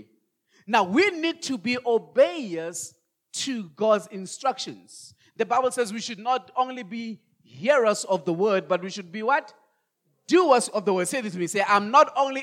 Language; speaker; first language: English; non-native, local second language; Tswana